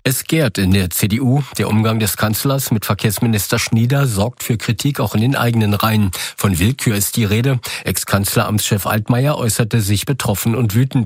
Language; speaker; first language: German; native; German